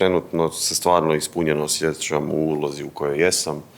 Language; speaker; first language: Bosnian; native; Bosnian